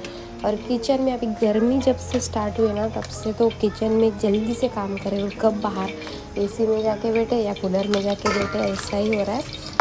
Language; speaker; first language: Hindi; native; Hindi